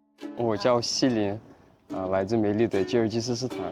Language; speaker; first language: Chinese; early bilingual, heritage; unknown